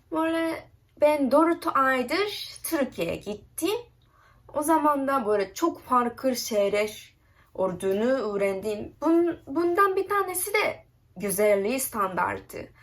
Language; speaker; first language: Turkish; non-native, learner; Japanese